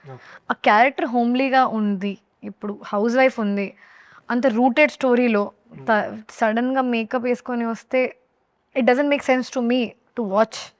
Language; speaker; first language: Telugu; non-native, local second language; Hindi